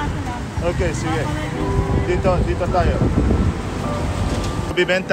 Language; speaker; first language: Filipino; non-native, learner; Arabic